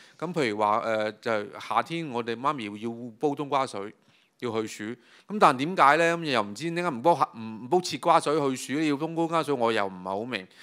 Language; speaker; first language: Cantonese; native; Cantonese